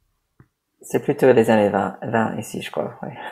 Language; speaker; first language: French; non-native, learner; English